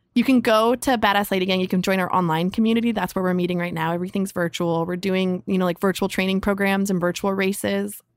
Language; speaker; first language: English; native; English